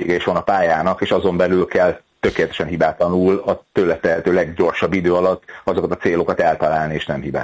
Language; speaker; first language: Hungarian; native; Hungarian